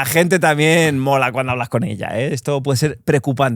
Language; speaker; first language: Spanish; native; Spanish